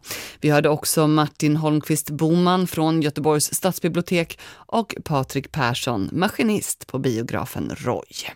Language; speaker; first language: Swedish; native; Swedish